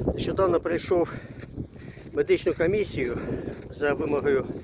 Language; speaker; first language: Ukrainian; non-native, local second language; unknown